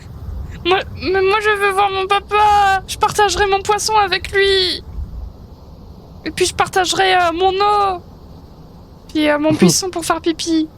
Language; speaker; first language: French; native; French